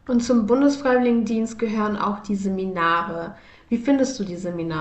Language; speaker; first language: German; native; German